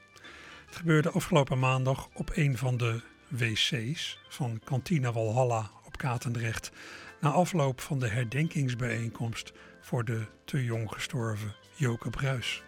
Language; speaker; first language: Dutch; native; Dutch